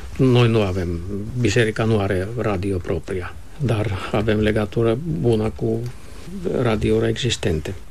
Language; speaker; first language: Romanian; non-native, fluent; Finnish